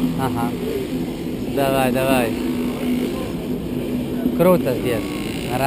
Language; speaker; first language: Russian; non-native, learner; Italian